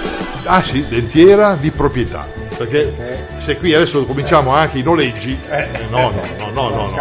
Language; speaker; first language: Italian; native; Italian